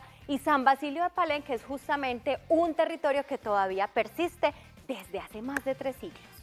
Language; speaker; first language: Spanish; native; Spanish